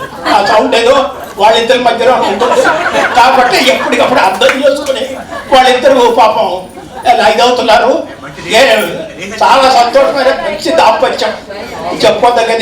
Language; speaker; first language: Telugu; native; Telugu